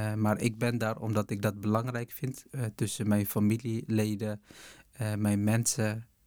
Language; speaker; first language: Dutch; early bilingual, other home language; Tigrinya